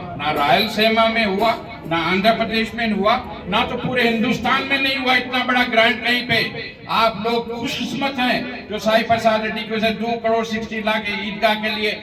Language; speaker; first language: Urdu; native; Urdu